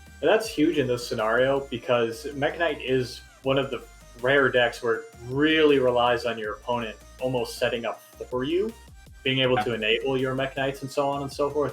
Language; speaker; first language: English; native; English